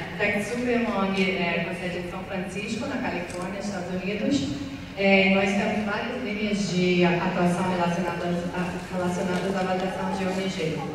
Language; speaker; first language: Portuguese; non-native, fluent; English